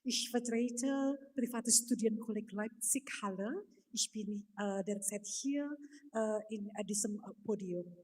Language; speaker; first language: German; non-native, fluent; Indonesian